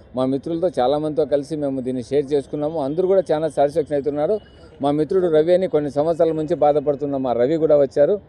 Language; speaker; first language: Telugu; native; Telugu